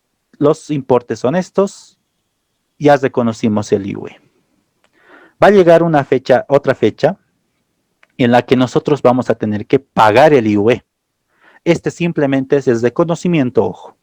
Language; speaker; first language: Spanish; native; Spanish